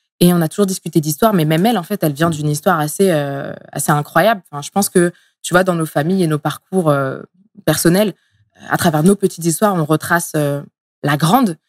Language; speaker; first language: French; early bilingual, other home language; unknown